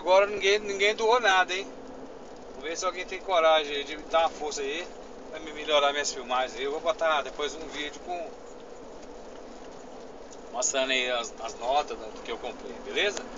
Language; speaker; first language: Portuguese; native; Portuguese